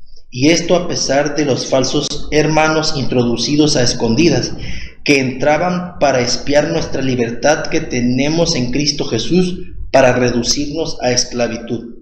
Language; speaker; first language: Spanish; native; Spanish